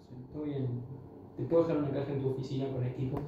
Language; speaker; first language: Spanish; native; Spanish